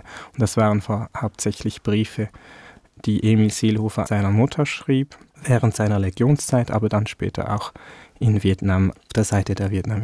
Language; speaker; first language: German; early bilingual, other home language; Vietnamese